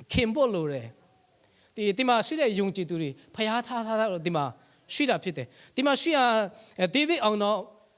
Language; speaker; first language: Burmese; non-native, local second language; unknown